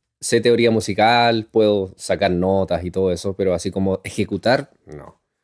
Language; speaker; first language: Spanish; native; Spanish